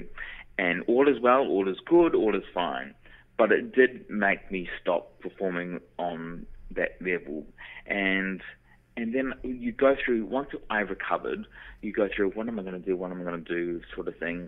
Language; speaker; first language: English; native; English